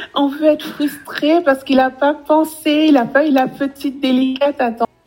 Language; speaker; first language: French; native; French